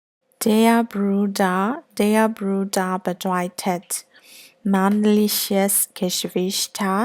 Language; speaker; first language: German; non-native, learner; Burmese